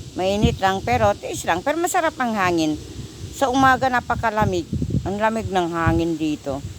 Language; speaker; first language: Filipino; non-native, local second language; Iloko